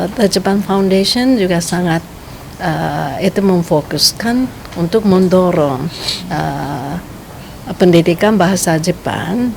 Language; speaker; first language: Indonesian; non-native, fluent; Japanese